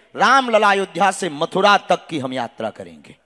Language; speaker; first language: Hindi; non-native, local second language; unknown